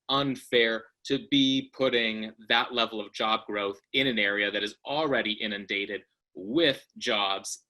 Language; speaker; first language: English; native; English